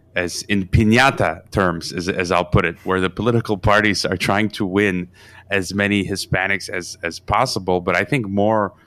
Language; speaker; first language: English; native; English